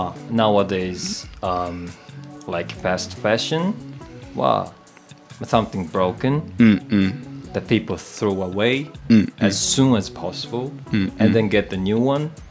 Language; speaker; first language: English; non-native, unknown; Japanese